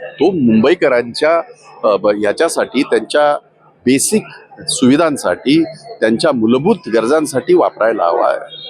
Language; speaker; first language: Marathi; native; Marathi